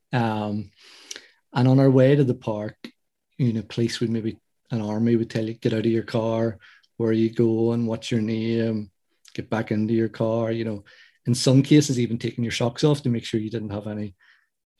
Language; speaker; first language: English; native; English